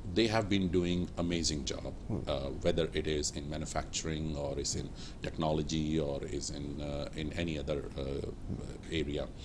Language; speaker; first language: English; non-native, local second language; Urdu